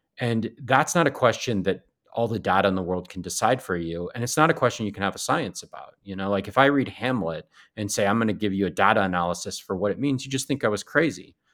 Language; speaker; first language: English; native; English